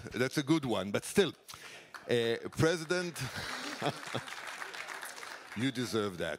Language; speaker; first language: English; non-native, fluent; Hebrew